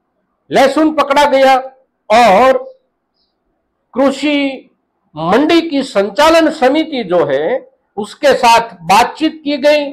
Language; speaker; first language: Hindi; non-native, local second language; Gujarati